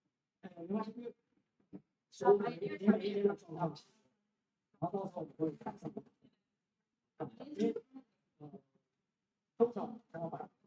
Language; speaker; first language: Chinese; native; Chinese